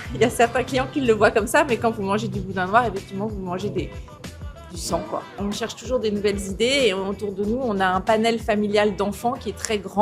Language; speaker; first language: French; native; French